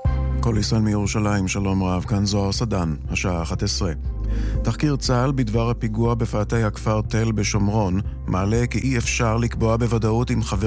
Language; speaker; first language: Hebrew; native; Hebrew